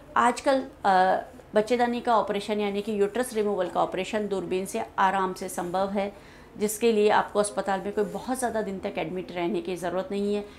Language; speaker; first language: Hindi; native; Hindi